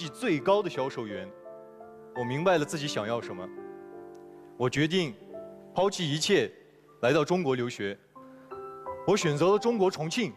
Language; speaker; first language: Chinese; non-native, fluent; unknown